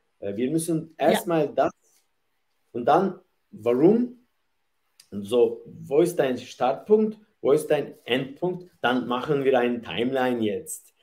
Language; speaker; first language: German; non-native, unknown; Turkish